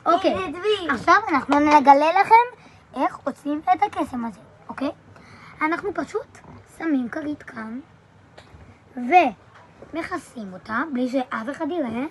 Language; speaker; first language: Hebrew; native; Hebrew